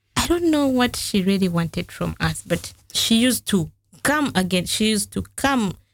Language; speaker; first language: English; non-native, local second language; Ganda